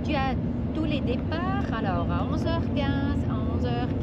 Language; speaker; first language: French; non-native, local second language; German